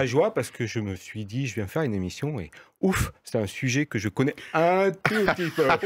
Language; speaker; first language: French; native; French